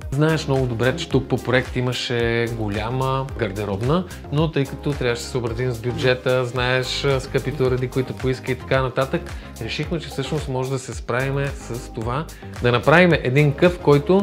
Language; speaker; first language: Bulgarian; native; Bulgarian